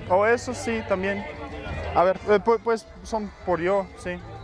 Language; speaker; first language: Spanish; non-native, learner; English